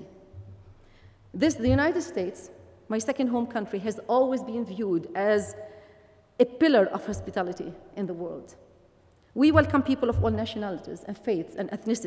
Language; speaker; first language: English; non-native, fluent; Arabic